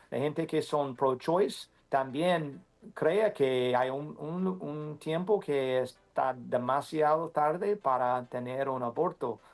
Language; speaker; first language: Spanish; non-native, learner; English